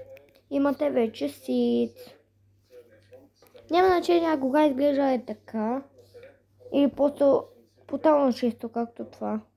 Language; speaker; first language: Bulgarian; early bilingual, heritage; Bulgarian